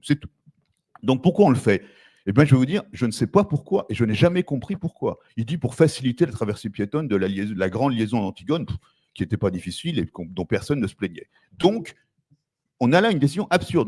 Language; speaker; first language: French; native; French